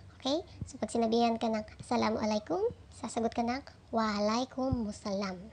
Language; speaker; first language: Filipino; native; Filipino